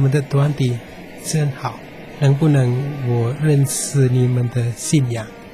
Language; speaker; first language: Chinese; non-native, fluent; Indonesian